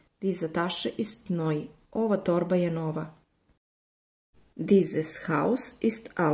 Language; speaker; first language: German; non-native, fluent; Serbian